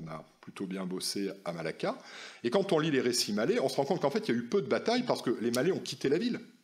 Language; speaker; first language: French; native; French